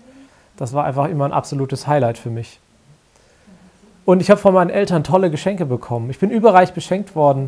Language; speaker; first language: German; native; German